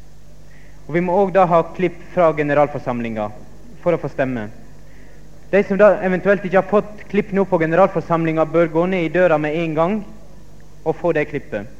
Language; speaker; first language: Norwegian; native; Norwegian